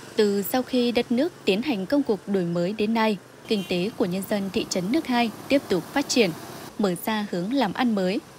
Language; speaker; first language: Vietnamese; native; Vietnamese